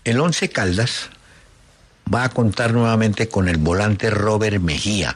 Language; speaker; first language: Spanish; native; Spanish